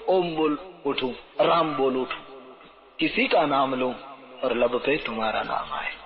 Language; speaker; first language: Hindi; non-native, local second language; Gujarati